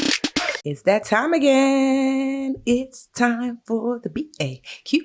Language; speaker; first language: English; native; English